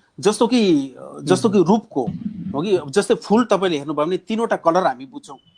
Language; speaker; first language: Nepali; native; Nepali